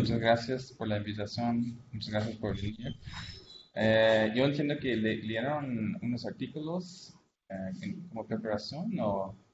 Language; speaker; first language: Spanish; non-native, fluent; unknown